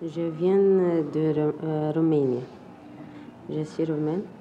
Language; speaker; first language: French; non-native, learner; Romanian